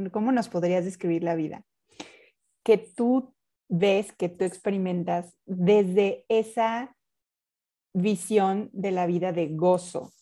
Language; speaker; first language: Spanish; native; Spanish